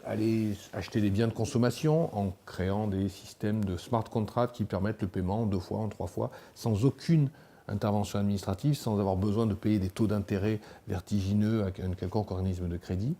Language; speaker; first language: French; native; French